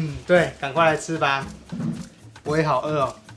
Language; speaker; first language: Chinese; native; Chinese